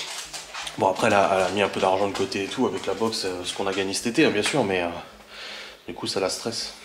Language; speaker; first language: French; native; French